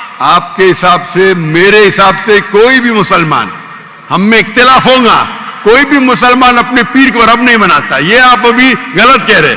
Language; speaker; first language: Urdu; non-native, local second language; Konkani